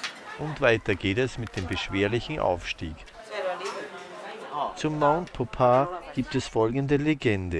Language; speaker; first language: German; native; German